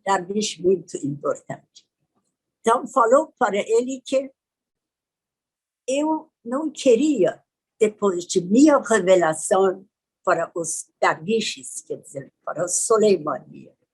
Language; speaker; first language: Portuguese; non-native, learner; Persian